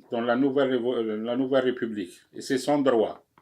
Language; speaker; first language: French; non-native, local second language; Arabic